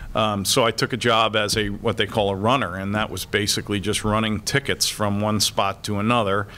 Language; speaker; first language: English; native; English